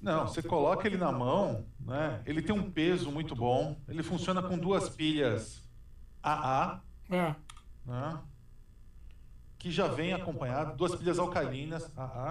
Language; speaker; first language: Portuguese; native; Portuguese